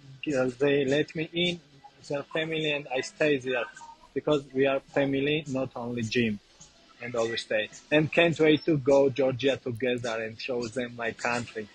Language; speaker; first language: English; non-native, learner; Georgian